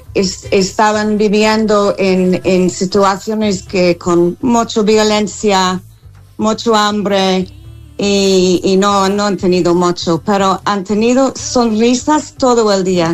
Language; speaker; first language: Spanish; non-native, fluent; English